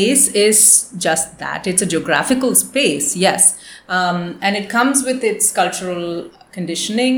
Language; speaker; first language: English; non-native, local second language; Tamil